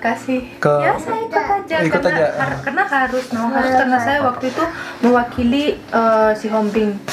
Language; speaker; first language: Indonesian; non-native, fluent; Russian